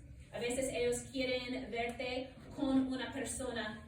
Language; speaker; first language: Spanish; non-native, learner; English